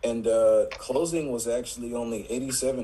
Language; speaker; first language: English; native; English